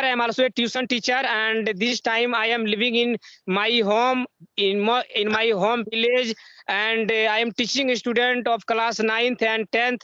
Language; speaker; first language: English; non-native, learner; Hindi